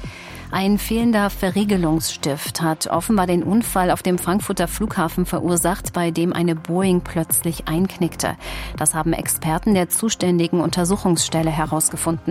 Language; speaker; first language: German; native; German